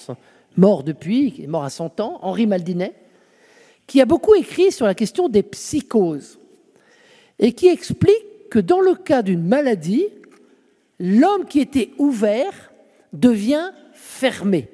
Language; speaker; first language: French; native; French